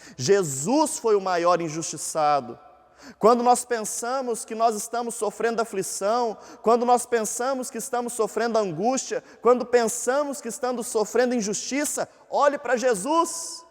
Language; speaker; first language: Portuguese; native; Portuguese